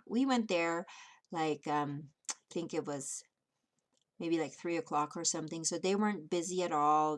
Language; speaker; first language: English; native; English